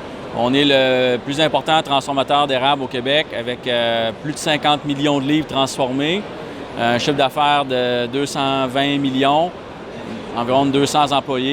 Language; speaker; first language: French; native; French